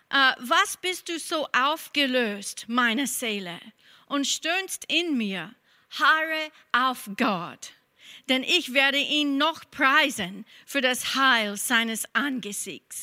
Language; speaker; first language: German; non-native, fluent; English